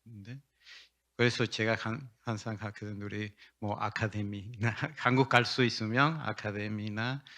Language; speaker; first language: Korean; non-native, learner; Spanish